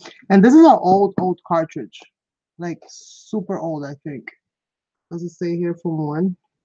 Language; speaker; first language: English; early bilingual, other home language; Spanish